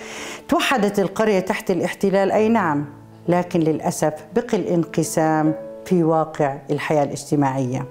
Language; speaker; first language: Arabic; native; Arabic